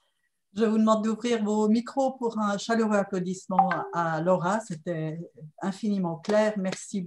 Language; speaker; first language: French; native; French